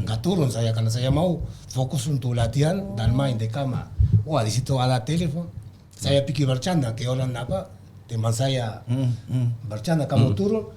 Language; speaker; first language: Indonesian; non-native, learner; Spanish